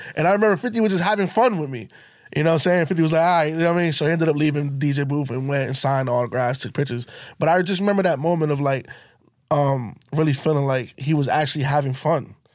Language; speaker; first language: English; native; English